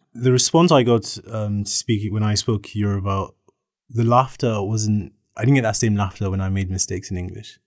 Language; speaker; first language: English; native; English